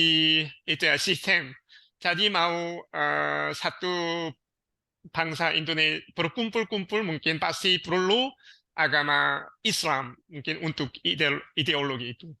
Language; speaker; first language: Indonesian; non-native, learner; Korean